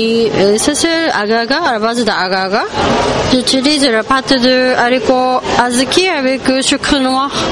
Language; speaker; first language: French; non-native, learner; Japanese